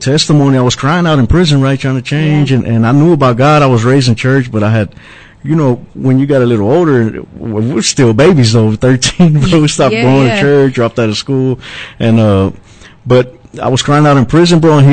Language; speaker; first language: English; native; English